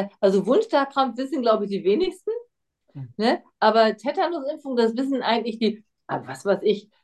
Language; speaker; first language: German; native; German